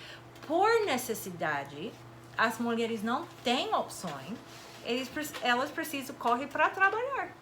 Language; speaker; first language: Portuguese; non-native, fluent; English